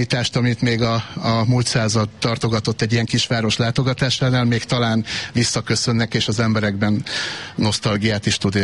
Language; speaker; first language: Hungarian; native; Hungarian